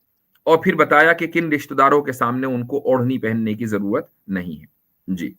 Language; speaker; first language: Hindi; native; Hindi